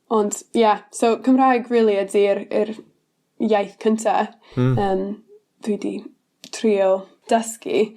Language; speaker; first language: Welsh; non-native, learner; English